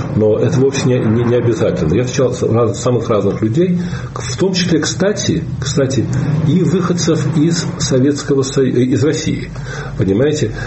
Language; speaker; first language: Russian; native; Russian